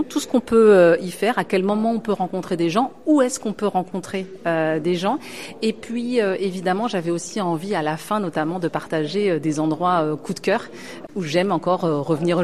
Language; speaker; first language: French; native; French